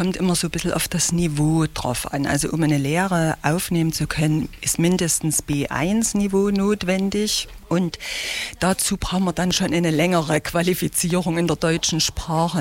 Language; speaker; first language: German; native; German